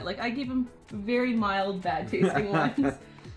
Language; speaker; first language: English; native; English